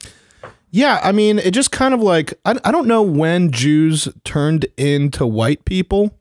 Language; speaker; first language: English; native; English